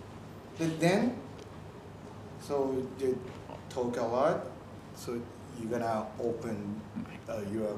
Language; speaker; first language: English; non-native, learner; Japanese